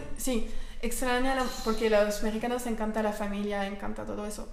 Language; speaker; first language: Spanish; non-native, learner; French